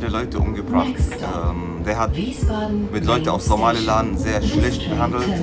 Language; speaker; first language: German; non-native, learner; Somali